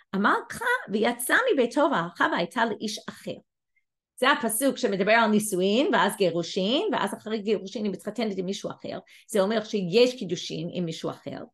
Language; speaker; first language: Hebrew; non-native, fluent; English